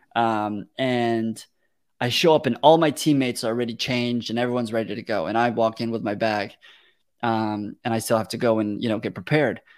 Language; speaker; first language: English; early bilingual, other home language; Russian